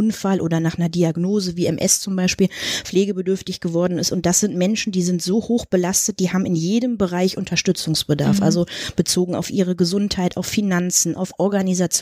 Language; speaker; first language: German; native; German